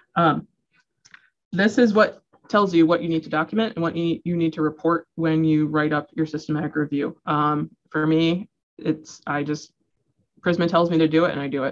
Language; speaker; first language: English; native; English